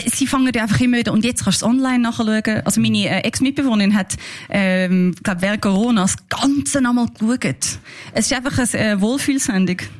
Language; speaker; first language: German; native; German